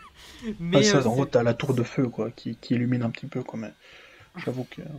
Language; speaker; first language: French; native; French